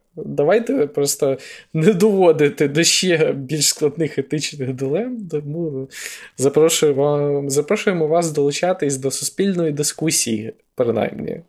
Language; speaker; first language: Ukrainian; native; Ukrainian